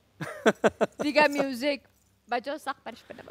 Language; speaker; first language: Persian; native; Persian